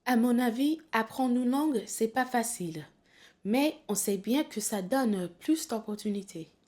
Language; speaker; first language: French; non-native, fluent; English